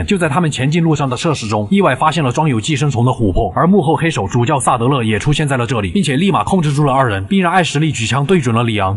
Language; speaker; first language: Chinese; native; Chinese